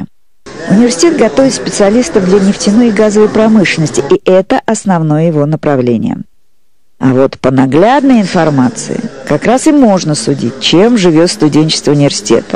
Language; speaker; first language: Russian; native; Russian